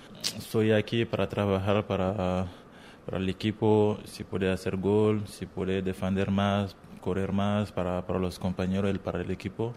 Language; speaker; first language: Spanish; non-native, learner; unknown